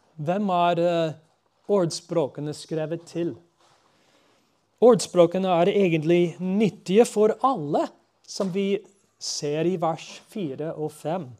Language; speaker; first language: Norwegian; non-native, fluent; English